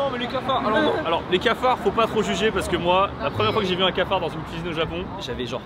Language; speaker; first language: French; native; French